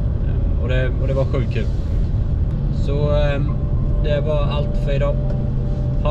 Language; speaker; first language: Swedish; native; Swedish